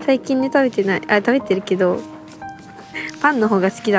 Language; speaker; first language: Japanese; native; Japanese